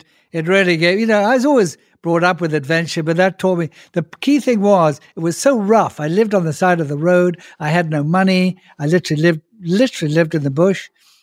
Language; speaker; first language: English; native; English